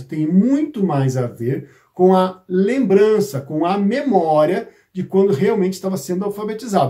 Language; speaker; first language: Portuguese; native; Portuguese